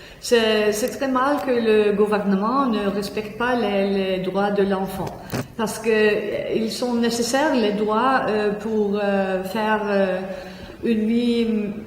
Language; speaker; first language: French; non-native, fluent; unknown